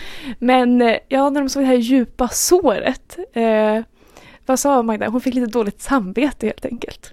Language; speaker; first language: Swedish; native; Swedish